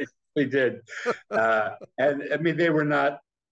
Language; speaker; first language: English; native; English